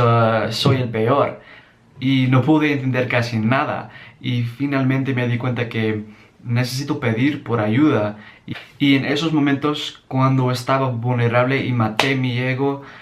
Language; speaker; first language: Spanish; non-native, learner; English